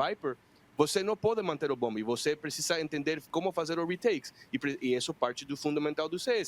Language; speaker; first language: Portuguese; non-native, fluent; Spanish